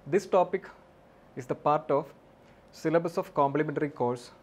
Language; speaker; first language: English; non-native, local second language; Malayalam